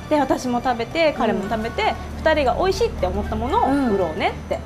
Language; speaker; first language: Japanese; native; Japanese